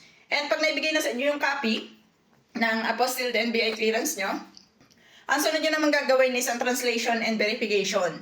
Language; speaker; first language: Filipino; native; Filipino